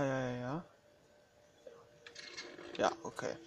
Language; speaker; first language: German; native; German